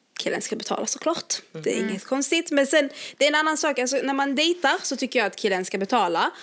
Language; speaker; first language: Swedish; early bilingual, other home language; Arabic